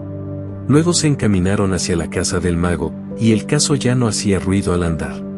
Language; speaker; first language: Spanish; native; Spanish